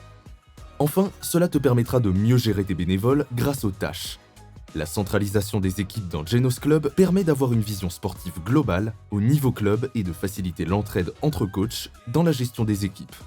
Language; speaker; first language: French; native; French